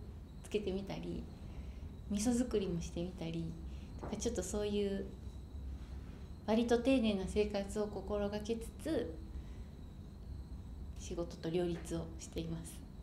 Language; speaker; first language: Japanese; native; Japanese